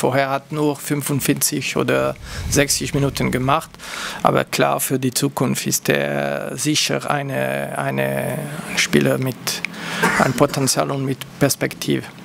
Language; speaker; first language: German; non-native, local second language; French